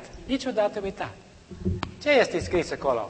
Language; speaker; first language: Romanian; non-native, learner; English